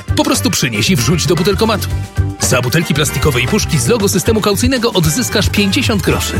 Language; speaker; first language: Polish; native; Polish